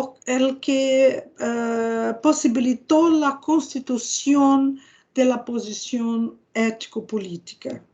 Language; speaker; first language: Spanish; non-native, fluent; Portuguese